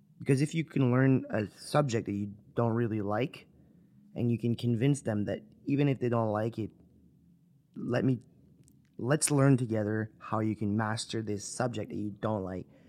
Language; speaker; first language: English; non-native, local second language; French